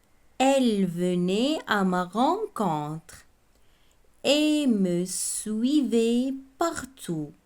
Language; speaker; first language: French; non-native, local second language; Arabic